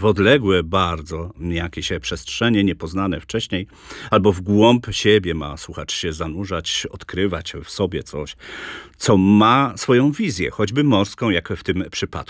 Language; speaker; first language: Polish; native; Polish